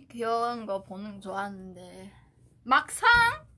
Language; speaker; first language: Korean; non-native, fluent; Chinese